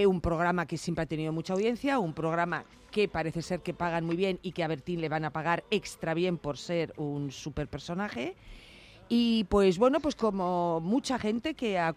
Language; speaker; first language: Spanish; native; Spanish